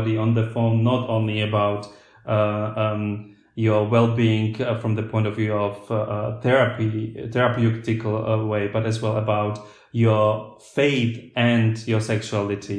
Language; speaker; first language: English; non-native, fluent; Slovak